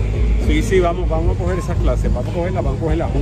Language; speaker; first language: Spanish; native; Spanish